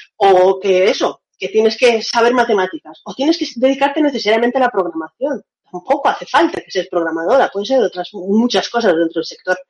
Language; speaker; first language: Spanish; early bilingual, other home language; Russian